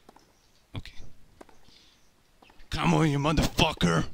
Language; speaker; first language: English; non-native, learner; Hungarian